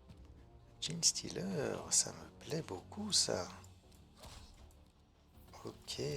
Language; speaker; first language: French; native; French